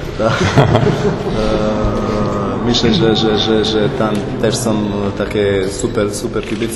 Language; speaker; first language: Polish; non-native, fluent; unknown